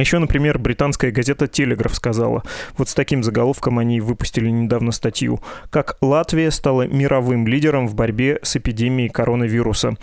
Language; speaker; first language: Russian; native; Russian